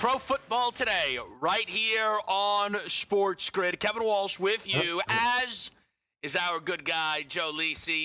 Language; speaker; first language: English; native; English